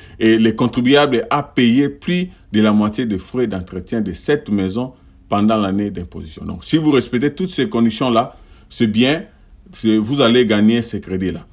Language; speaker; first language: French; non-native, local second language; Lingala